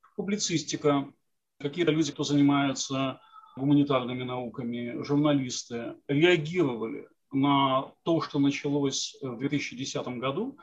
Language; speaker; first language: Russian; native; Russian